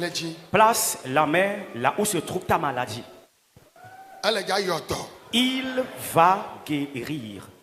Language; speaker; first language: French; non-native, local second language; Ewe